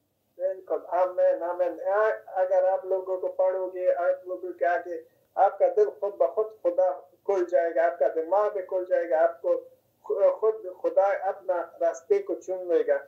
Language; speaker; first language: Hindi; non-native, fluent; Persian